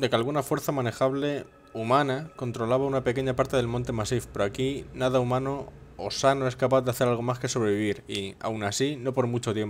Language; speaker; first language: Spanish; native; Spanish